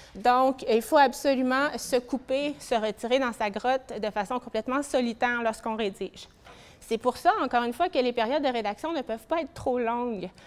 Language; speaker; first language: French; native; French